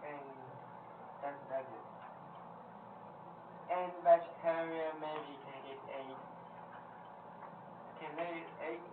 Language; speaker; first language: English; non-native, learner; Chinese